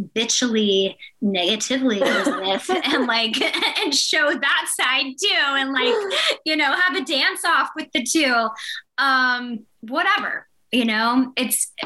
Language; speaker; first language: English; native; English